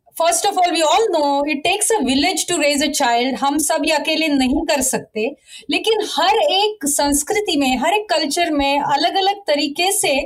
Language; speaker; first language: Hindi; non-native, local second language; Marathi